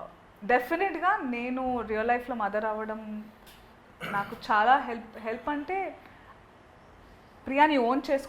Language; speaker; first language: Telugu; native; Telugu